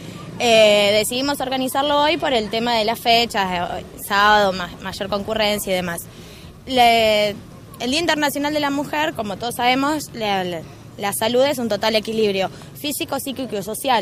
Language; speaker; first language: Spanish; native; Spanish